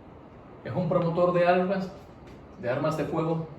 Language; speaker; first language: Spanish; native; Spanish